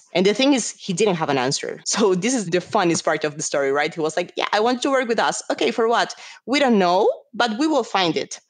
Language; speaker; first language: English; non-native, fluent; Spanish